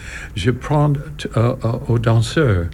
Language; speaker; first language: French; non-native, learner; English